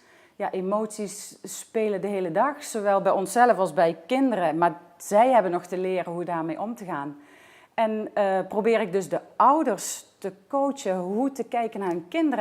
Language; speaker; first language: Dutch; native; Dutch